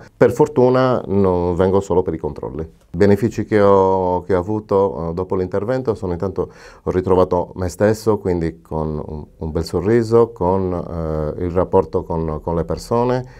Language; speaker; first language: Italian; native; Italian